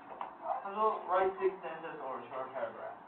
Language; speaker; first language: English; non-native, learner; Chinese